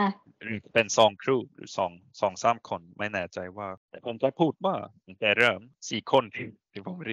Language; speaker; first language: Thai; non-native, learner; Swedish